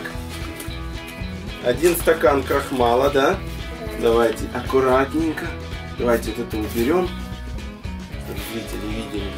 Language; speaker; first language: Russian; native; Russian